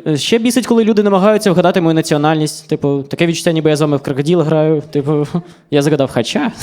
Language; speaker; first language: Ukrainian; non-native, local second language; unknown